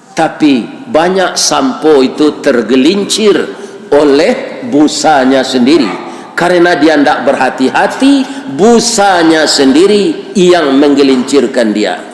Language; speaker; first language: Malay; non-native, local second language; Minangkabau